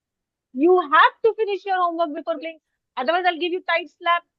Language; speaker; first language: English; non-native, local second language; Hindi